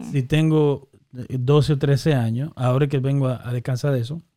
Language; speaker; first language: Spanish; native; Spanish